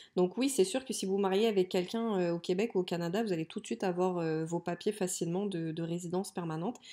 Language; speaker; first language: French; native; French